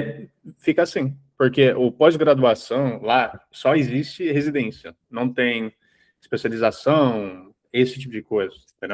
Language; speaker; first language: Portuguese; early bilingual, heritage; English